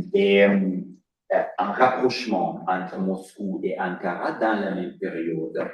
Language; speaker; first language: French; non-native, fluent; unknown